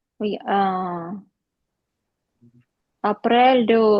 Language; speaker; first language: French; non-native, learner; Ukrainian